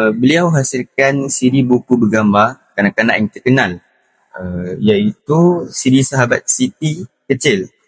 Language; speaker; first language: Malay; native; Malay